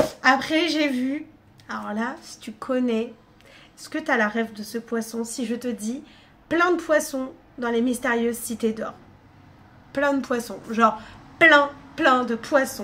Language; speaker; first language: French; native; French